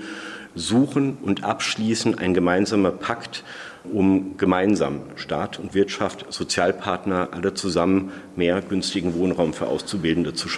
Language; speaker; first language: German; native; German